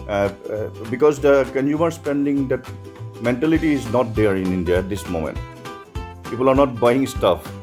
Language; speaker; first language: English; non-native, local second language; Assamese